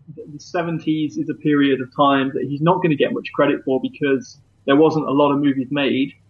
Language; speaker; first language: English; native; English